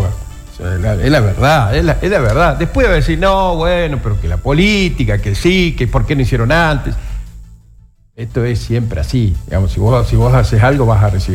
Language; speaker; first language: Spanish; native; Spanish